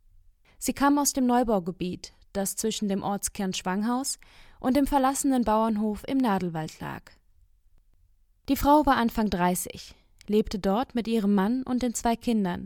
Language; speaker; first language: German; native; German